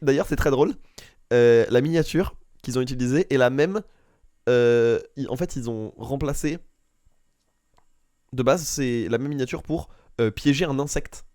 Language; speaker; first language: French; native; French